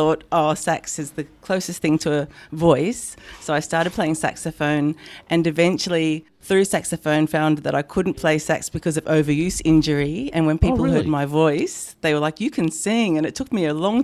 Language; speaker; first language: English; native; English